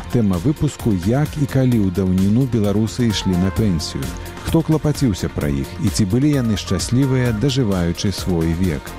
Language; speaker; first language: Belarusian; native; Belarusian